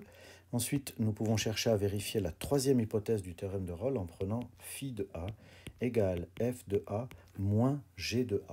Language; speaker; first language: French; native; French